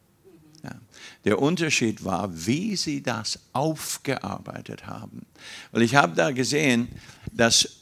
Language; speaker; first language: German; non-native, fluent; English